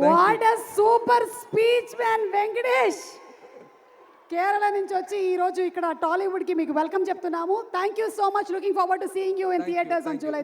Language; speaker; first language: Telugu; native; Telugu